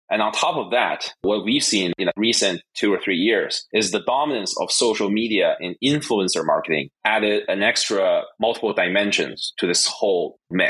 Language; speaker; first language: English; non-native, fluent; Chinese